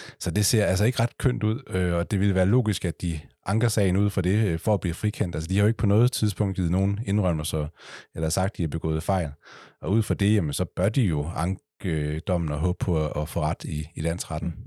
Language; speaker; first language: Danish; native; Danish